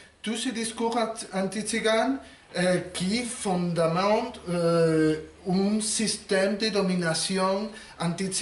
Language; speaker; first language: French; non-native, learner; Spanish